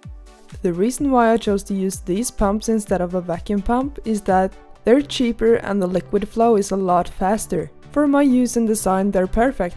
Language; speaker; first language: English; non-native, fluent; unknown